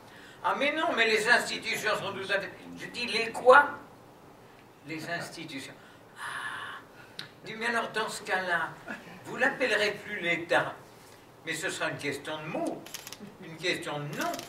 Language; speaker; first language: French; native; French